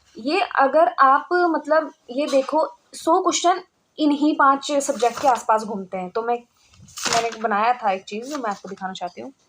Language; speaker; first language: Hindi; native; Hindi